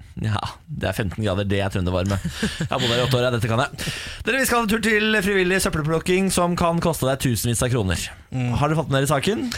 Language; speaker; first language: Norwegian; native; Norwegian